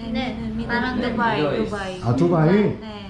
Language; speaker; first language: Korean; non-native, learner; Filipino